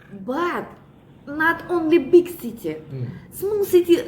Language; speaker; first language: English; non-native, learner; Russian